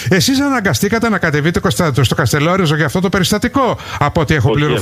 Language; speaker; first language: Greek; native; Greek